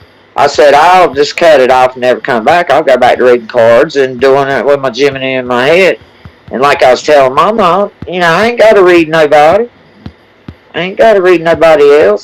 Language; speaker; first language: English; native; English